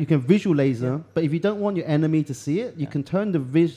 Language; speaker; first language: English; early bilingual, other home language; Cantonese